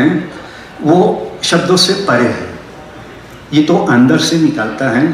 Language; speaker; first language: Hindi; non-native, fluent; Spanish